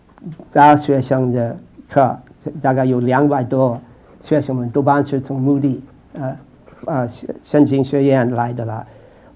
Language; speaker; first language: Chinese; non-native, fluent; English